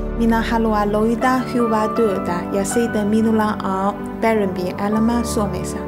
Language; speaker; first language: Finnish; non-native, learner; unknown